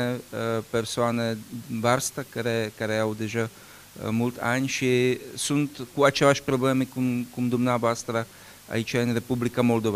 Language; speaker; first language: Romanian; non-native, learner; Czech